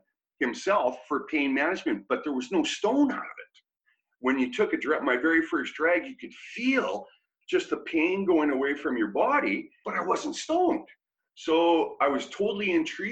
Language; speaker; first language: English; native; English